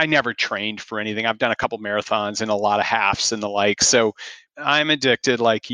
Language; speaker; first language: English; native; English